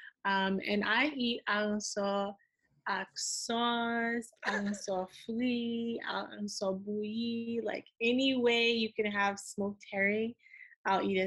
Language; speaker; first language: English; early bilingual, other home language; Haitian Creole